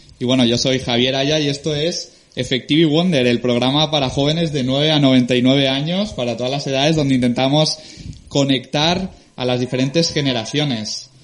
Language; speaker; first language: Spanish; native; Spanish